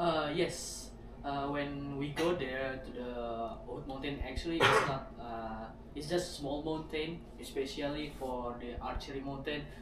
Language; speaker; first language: English; non-native, learner; Indonesian